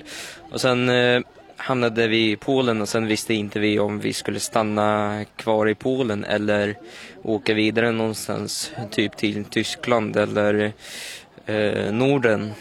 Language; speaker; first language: Swedish; early bilingual, other home language; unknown